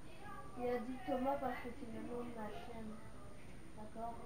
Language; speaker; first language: French; native; French